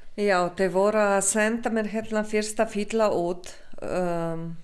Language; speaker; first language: Icelandic; non-native, learner; Slovenian